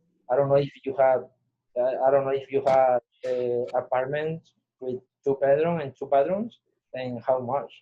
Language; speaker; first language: English; non-native, learner; Spanish